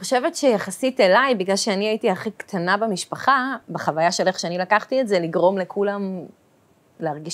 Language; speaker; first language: Hebrew; early bilingual, other home language; Russian